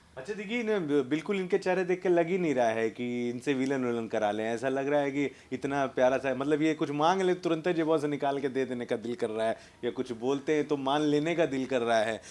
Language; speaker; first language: Hindi; native; Hindi